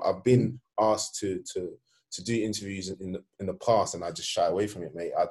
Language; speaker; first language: English; non-native, fluent; Swedish